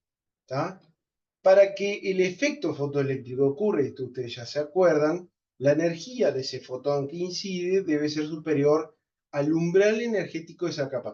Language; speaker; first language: Spanish; native; Spanish